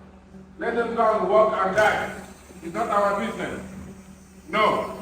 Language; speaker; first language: English; non-native, fluent; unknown